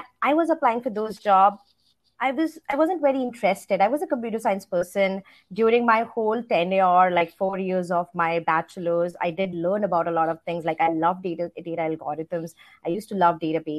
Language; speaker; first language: English; non-native, local second language; Hindi